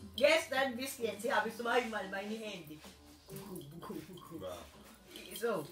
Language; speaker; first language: German; non-native, learner; Filipino